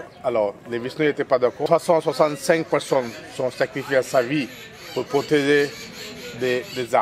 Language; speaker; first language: French; non-native, fluent; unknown